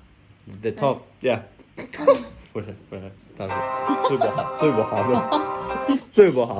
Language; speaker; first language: Chinese; non-native, learner; Turkmen